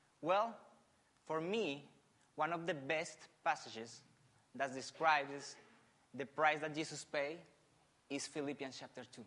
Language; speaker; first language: English; non-native, fluent; Spanish